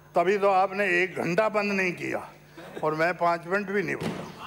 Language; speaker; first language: Hindi; native; Hindi